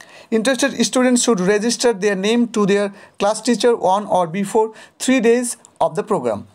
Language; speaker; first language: English; non-native, local second language; Bangla